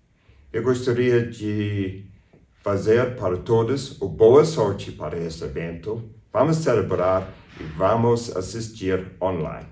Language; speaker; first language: Portuguese; non-native, fluent; English